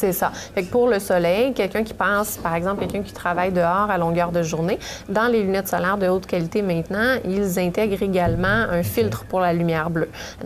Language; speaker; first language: French; native; French